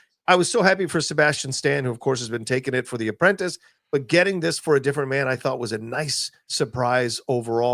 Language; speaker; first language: English; native; English